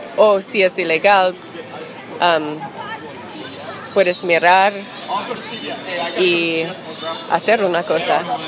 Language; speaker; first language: Spanish; non-native, learner; English